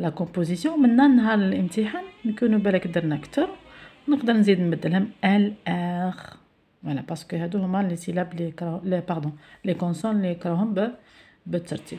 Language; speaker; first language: French; non-native, local second language; Arabic